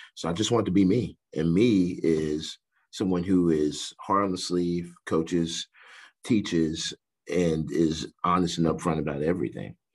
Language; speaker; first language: English; native; English